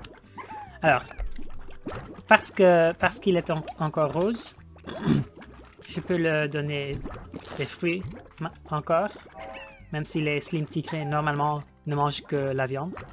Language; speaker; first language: French; non-native, learner; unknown